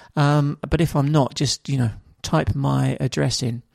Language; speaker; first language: English; native; English